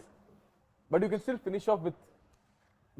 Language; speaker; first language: Telugu; native; Telugu